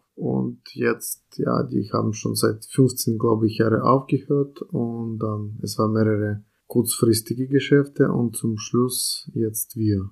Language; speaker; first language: German; non-native, fluent; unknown